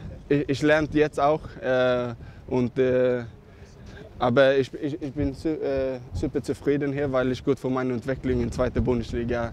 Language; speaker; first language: Dutch; non-native, fluent; Swedish